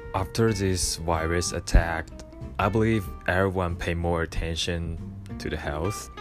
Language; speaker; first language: English; non-native, fluent; Chinese